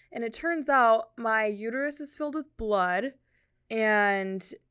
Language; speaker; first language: English; native; English